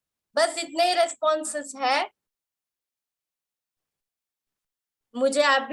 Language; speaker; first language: Hindi; native; Hindi